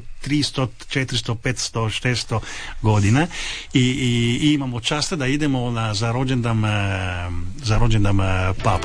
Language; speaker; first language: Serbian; early bilingual, heritage; Italian